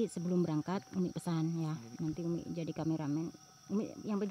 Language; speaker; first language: Indonesian; native; Indonesian